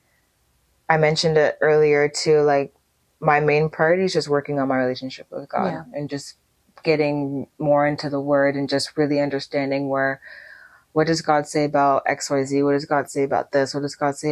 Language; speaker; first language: English; native; English